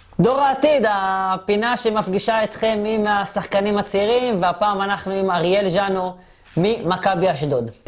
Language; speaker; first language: Hebrew; native; Hebrew